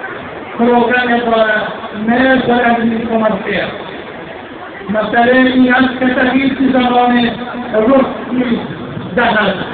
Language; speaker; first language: Swedish; non-native, fluent; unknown